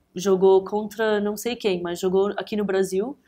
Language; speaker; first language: Portuguese; early bilingual, heritage; English